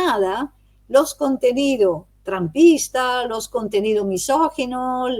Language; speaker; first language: Spanish; non-native, fluent; Italian